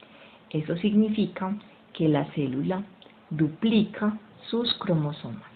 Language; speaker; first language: Spanish; native; Spanish